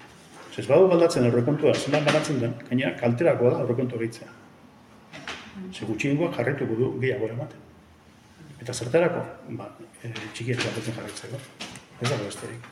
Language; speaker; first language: Basque; native; Basque